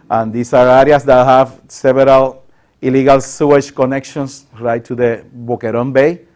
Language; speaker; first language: English; non-native, local second language; Spanish